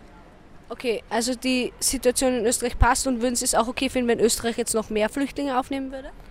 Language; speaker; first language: German; native; German